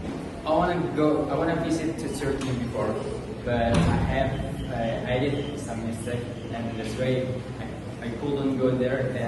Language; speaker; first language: English; non-native, learner; Indonesian